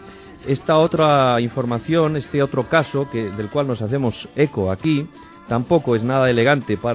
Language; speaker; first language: Spanish; native; Spanish